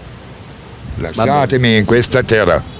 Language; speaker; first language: Italian; non-native, learner; German